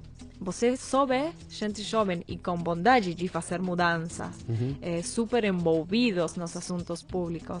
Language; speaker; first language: Portuguese; non-native, fluent; Spanish